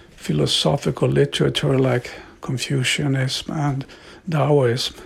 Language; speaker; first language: English; non-native, fluent; Swedish